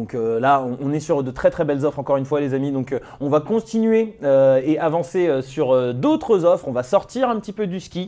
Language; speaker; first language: French; native; French